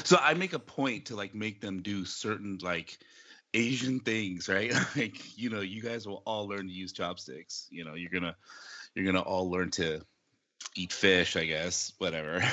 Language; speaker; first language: English; early bilingual, other home language; Japanese